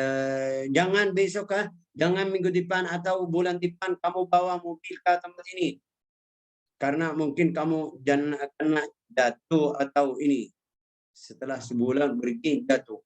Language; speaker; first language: Indonesian; non-native, fluent; Arabic